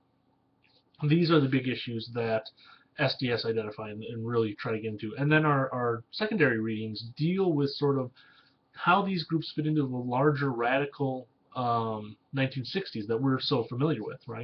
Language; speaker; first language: English; native; English